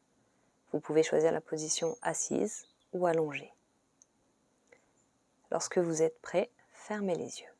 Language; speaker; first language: French; native; French